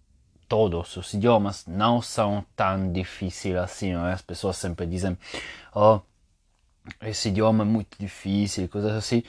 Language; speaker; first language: Portuguese; non-native, fluent; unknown